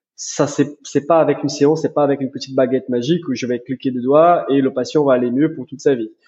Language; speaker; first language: French; non-native, fluent; Portuguese